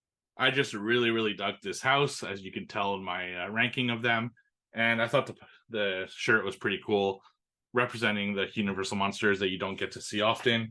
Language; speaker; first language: English; native; English